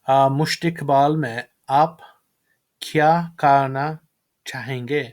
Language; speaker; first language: Urdu; non-native, learner; English